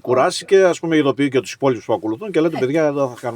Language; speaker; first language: Greek; native; Greek